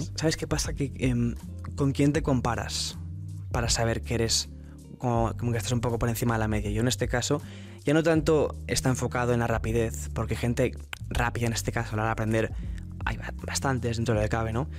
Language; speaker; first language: Spanish; native; Spanish